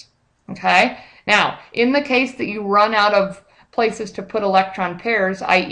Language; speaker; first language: English; native; English